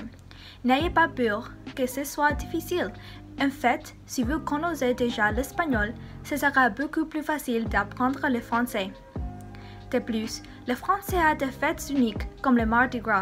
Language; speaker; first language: French; non-native, learner; English